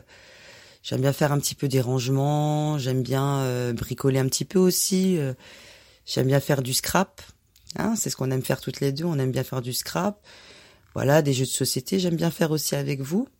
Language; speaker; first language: French; native; French